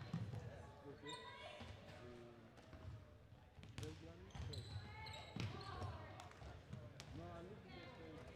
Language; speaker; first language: Portuguese; non-native, learner; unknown